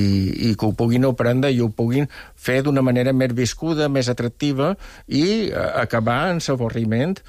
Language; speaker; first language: Catalan; native; Catalan